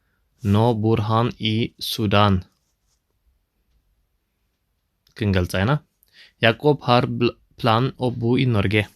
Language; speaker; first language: Norwegian; non-native, learner; Tigrinya